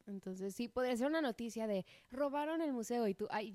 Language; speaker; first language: Spanish; native; Spanish